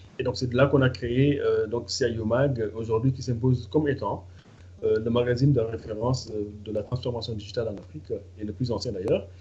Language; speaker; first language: French; non-native, local second language; Fula